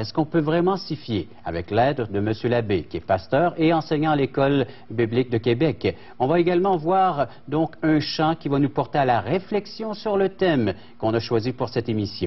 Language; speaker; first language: French; native; French